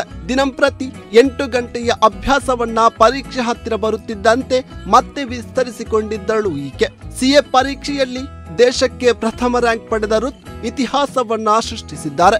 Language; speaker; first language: Kannada; native; Kannada